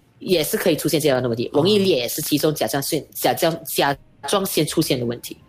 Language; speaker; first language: Chinese; native; Chinese